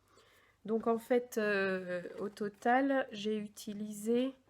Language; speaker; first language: French; native; French